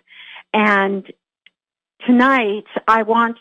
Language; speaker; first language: English; native; English